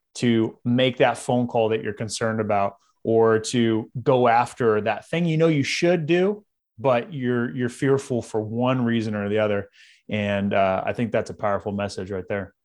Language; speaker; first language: English; native; English